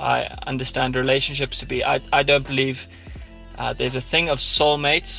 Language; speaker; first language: English; native; English